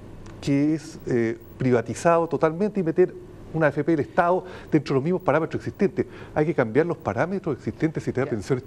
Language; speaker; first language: Spanish; native; Spanish